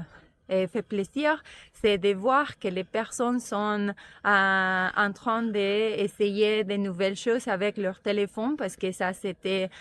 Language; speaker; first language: French; non-native, fluent; Spanish